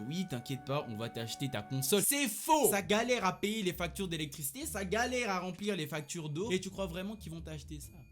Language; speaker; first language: French; early bilingual, other home language; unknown